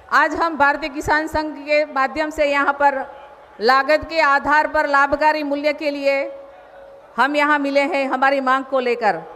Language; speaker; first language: Hindi; non-native, local second language; Gujarati